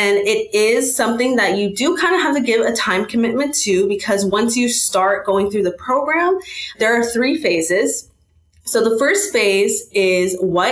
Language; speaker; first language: English; native; English